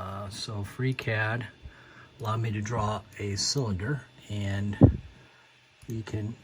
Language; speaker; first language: English; native; English